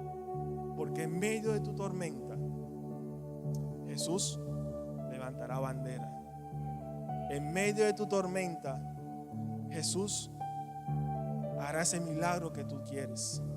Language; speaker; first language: Spanish; native; Spanish